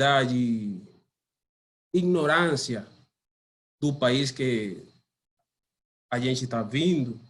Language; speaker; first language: Portuguese; non-native, learner; Spanish